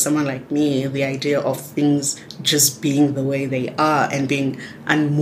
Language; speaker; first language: English; non-native, local second language; Tswana